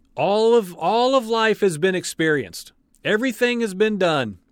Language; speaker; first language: English; native; English